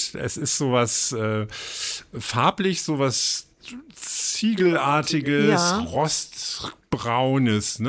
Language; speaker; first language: German; native; German